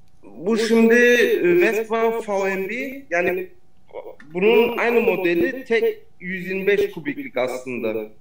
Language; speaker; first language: Turkish; early bilingual, heritage; Turkish